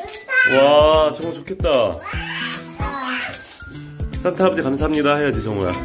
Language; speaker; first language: Korean; native; Korean